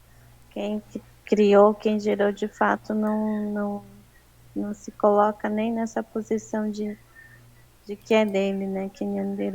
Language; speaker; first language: Portuguese; native; Portuguese